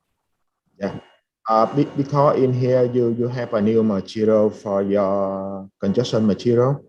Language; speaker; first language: English; non-native, fluent; Vietnamese